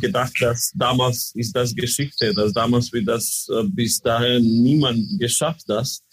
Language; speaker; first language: German; non-native, learner; Croatian